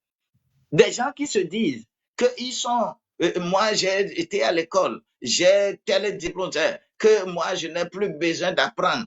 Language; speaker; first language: French; non-native, local second language; Ewe